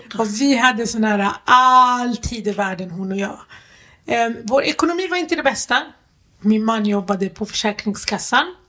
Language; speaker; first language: Swedish; early bilingual, other home language; Arabic